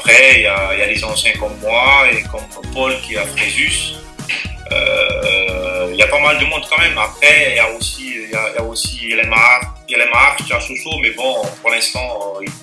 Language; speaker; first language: French; non-native, local second language; Malagasy